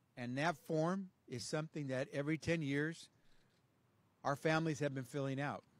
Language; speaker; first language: English; early bilingual, other home language; Spanish